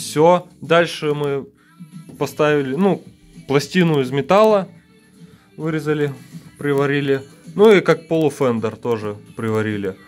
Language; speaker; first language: Russian; native; Russian